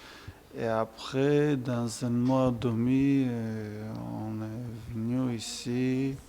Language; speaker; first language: French; non-native, learner; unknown